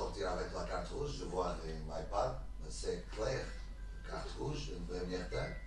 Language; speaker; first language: French; non-native, learner; Portuguese